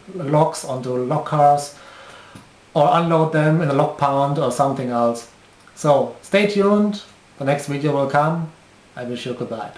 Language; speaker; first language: English; non-native, fluent; German